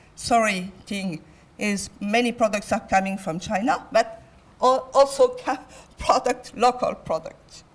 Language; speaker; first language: English; non-native, fluent; French